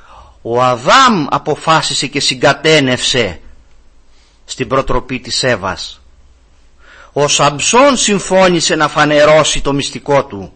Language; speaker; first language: Greek; native; Greek